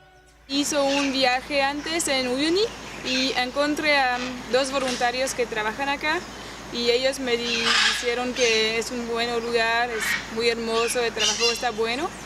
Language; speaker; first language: Spanish; non-native, learner; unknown